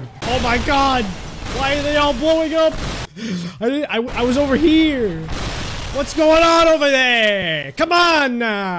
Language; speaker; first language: English; native; English